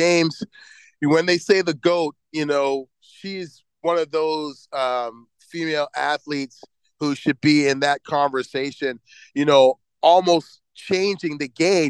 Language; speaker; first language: English; native; English